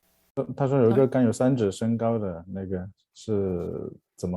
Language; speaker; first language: Chinese; native; Chinese